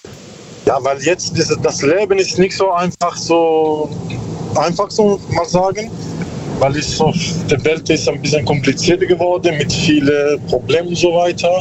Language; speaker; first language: German; non-native, learner; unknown